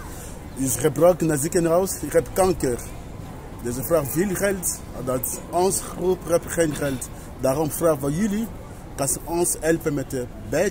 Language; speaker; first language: Dutch; non-native, learner; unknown